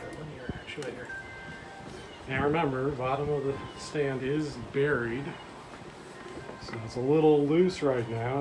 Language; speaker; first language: English; native; English